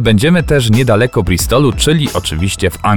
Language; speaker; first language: Polish; native; Polish